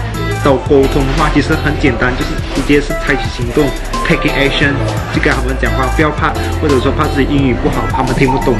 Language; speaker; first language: Chinese; early bilingual, heritage; Chinese